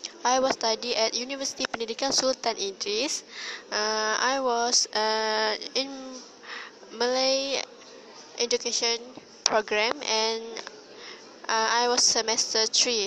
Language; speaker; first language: English; non-native, learner; Malay